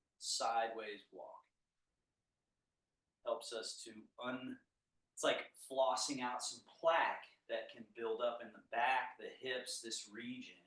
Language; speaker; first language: English; native; English